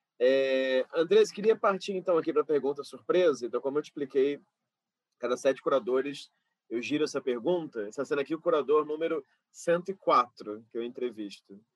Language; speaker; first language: Portuguese; native; Portuguese